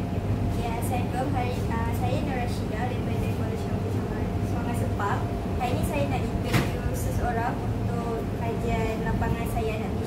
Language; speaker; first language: Malay; native; Malay